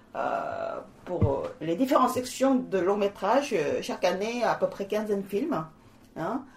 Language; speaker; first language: French; non-native, fluent; Korean